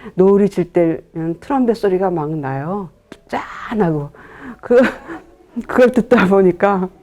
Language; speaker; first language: Korean; native; Korean